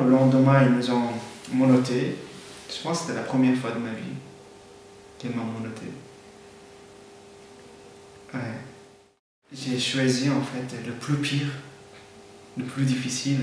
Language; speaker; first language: French; non-native, fluent; Persian